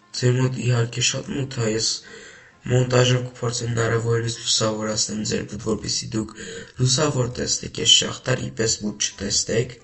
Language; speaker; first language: Armenian; native; Armenian